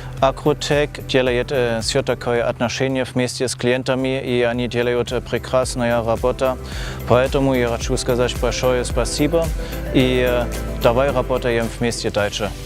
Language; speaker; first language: Russian; non-native, learner; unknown